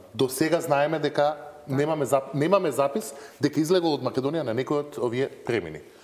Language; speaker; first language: Macedonian; native; Macedonian